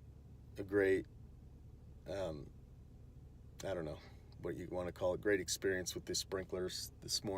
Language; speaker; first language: English; native; English